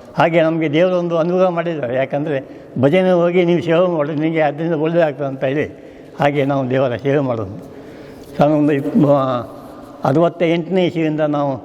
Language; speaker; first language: Kannada; non-native, local second language; Konkani